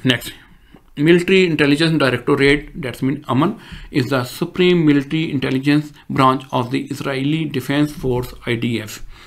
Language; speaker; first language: English; non-native, local second language; Urdu